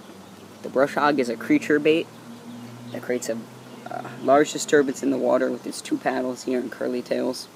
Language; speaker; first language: English; native; English